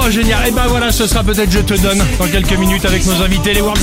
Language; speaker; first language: French; native; French